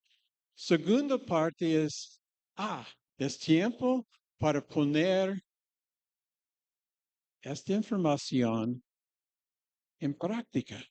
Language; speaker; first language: Spanish; non-native, fluent; English